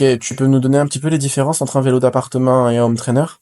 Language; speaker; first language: French; native; French